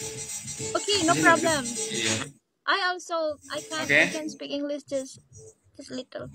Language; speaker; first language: English; non-native, learner; Indonesian